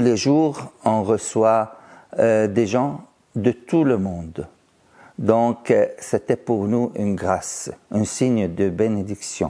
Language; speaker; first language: French; non-native, fluent; Arabic